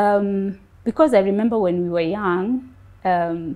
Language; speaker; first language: English; non-native, local second language; Luo (Kenya and Tanzania)